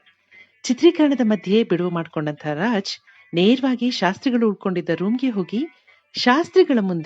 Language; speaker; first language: Kannada; native; Kannada